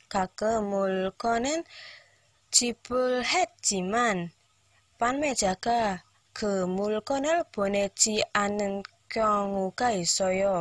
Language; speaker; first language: Korean; non-native, learner; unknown